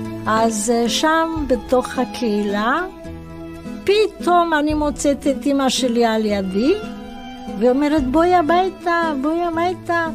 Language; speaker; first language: Hebrew; non-native, fluent; Romanian